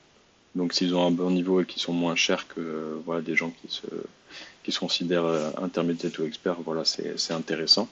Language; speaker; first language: French; native; French